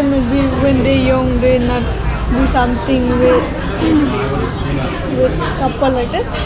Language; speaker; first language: English; non-native, learner; Indonesian